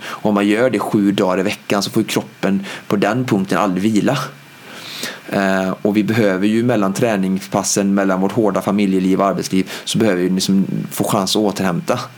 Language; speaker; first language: Swedish; native; Swedish